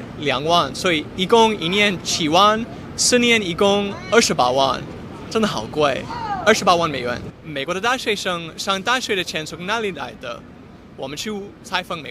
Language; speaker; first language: Chinese; non-native, fluent; English